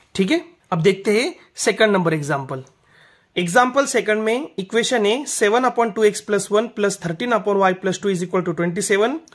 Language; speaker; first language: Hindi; non-native, local second language; Marathi